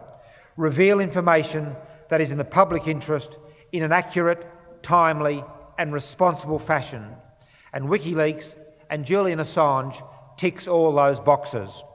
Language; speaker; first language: English; native; English